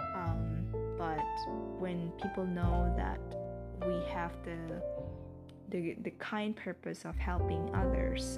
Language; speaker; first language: English; non-native, fluent; Indonesian